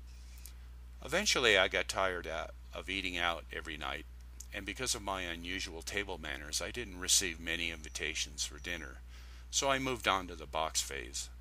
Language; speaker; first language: English; native; English